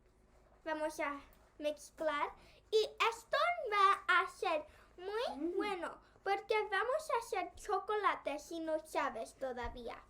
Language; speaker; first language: Spanish; early bilingual, heritage; Spanish